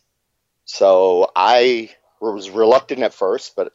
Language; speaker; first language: English; native; English